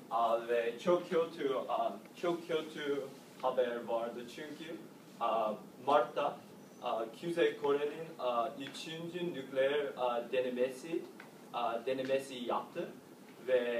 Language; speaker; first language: Turkish; non-native, learner; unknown